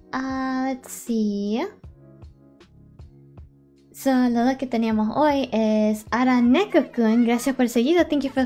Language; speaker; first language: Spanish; non-native, learner; English